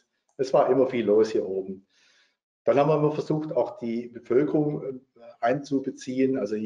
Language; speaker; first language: German; native; German